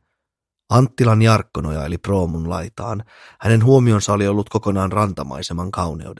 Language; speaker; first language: Finnish; native; Finnish